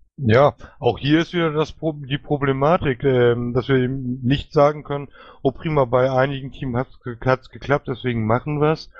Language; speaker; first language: German; native; German